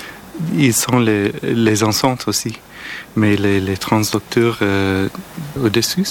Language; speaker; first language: French; non-native, learner; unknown